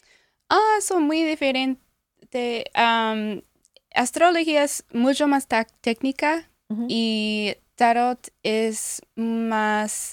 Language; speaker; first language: Spanish; non-native, learner; English